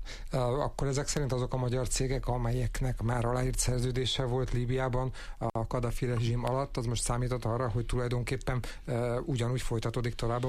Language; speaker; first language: Hungarian; native; Hungarian